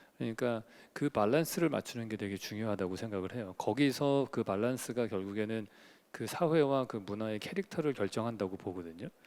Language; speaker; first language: Korean; native; Korean